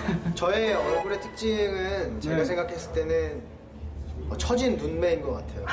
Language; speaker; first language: Korean; native; Korean